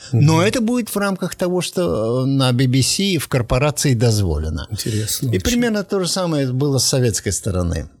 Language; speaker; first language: Russian; native; Russian